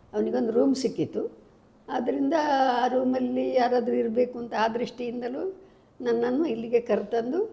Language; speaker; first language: Kannada; non-native, local second language; Tulu